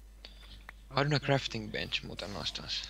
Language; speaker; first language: Swedish; non-native, local second language; Finnish